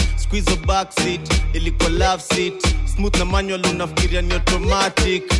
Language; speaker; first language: English; non-native, local second language; Kikuyu